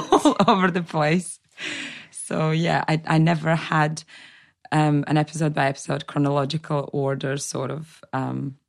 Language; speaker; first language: English; non-native, fluent; Russian